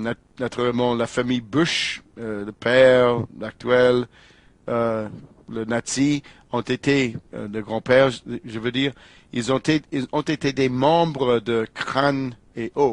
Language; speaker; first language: French; non-native, fluent; English